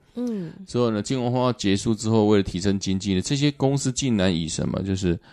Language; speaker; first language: Chinese; native; Chinese